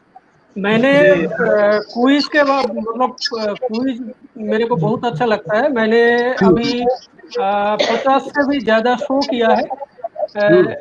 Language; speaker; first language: Hindi; non-native, local second language; Bangla